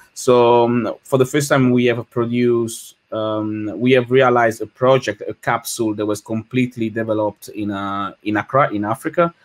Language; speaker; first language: English; non-native, fluent; French